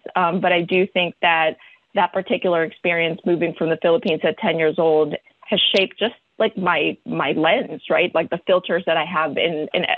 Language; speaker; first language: English; early bilingual, other home language; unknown